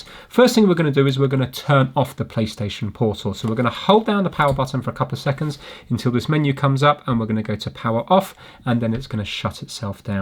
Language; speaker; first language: English; native; English